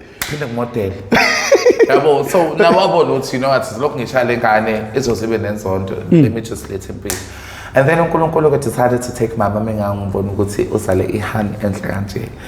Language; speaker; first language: Zulu; native; Zulu